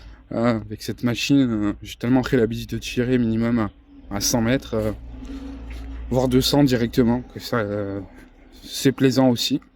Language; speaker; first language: French; native; French